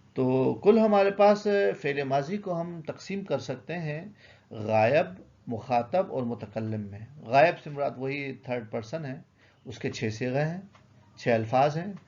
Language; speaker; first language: Urdu; native; Urdu